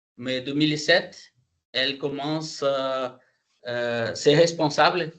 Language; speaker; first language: French; non-native, learner; Portuguese